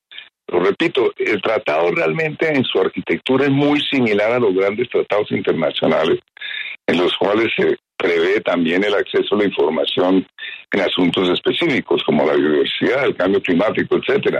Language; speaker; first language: Spanish; native; Spanish